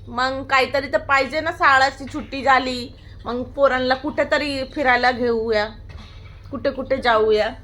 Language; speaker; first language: Marathi; non-native, local second language; Hindi